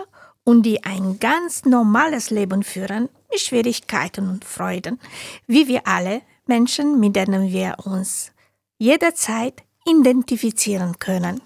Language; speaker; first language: German; non-native, learner; Romanian